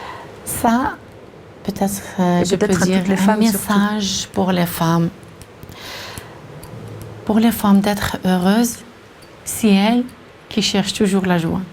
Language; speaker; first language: French; non-native, local second language; Arabic